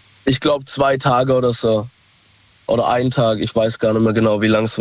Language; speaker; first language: German; native; German